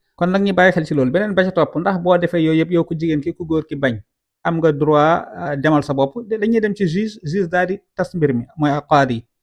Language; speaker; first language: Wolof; native; Wolof